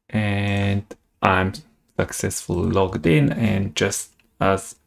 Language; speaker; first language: English; non-native, fluent; Polish